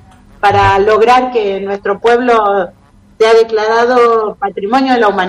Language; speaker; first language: Spanish; native; Spanish